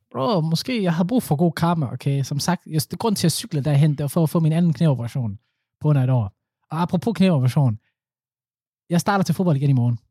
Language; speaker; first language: Danish; early bilingual, other home language; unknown